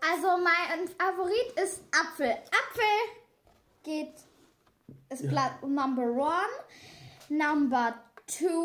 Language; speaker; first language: German; native; German